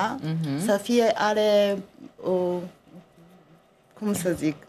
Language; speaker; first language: Romanian; non-native, learner; Japanese